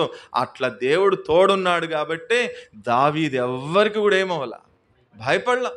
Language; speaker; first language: Telugu; native; Telugu